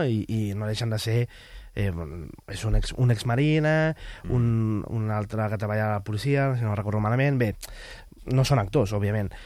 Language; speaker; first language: Catalan; native; Catalan